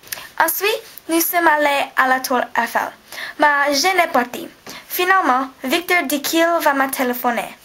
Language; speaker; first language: French; non-native, learner; English